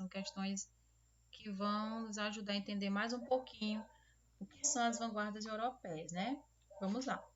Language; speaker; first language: Portuguese; native; Portuguese